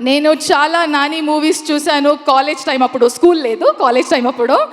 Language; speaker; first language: Telugu; non-native, learner; Kannada